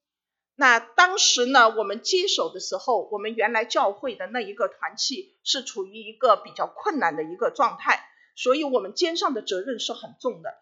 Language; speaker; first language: Chinese; native; Chinese